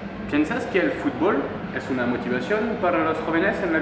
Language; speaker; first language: Spanish; non-native, learner; French